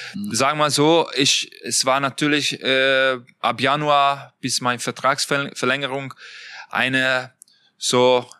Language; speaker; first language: German; non-native, fluent; Hungarian